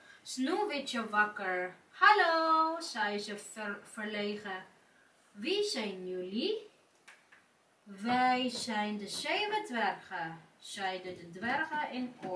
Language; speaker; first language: Dutch; non-native, fluent; Waray